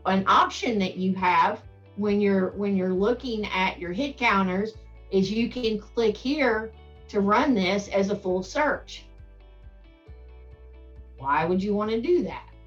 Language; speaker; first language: English; native; English